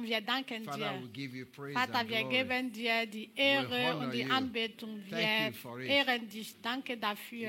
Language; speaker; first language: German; non-native, learner; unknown